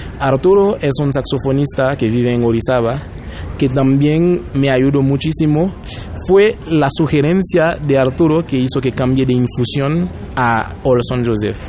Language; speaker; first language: Spanish; non-native, fluent; Haitian Creole